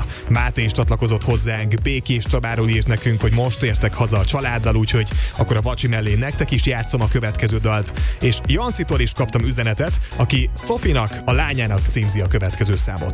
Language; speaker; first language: Hungarian; native; Hungarian